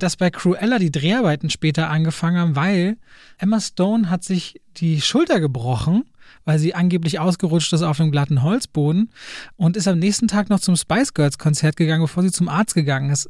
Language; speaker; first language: German; native; German